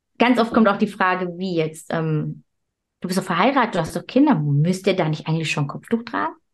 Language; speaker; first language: German; early bilingual, other home language; Turkish